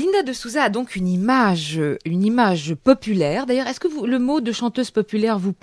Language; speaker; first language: French; native; French